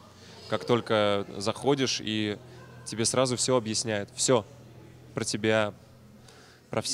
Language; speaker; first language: Russian; native; Russian